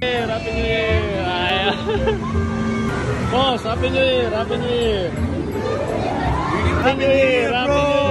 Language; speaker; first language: English; non-native, local second language; Filipino